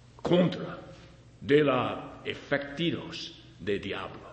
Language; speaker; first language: Spanish; non-native, learner; English